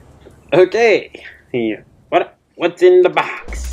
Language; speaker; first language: English; native; English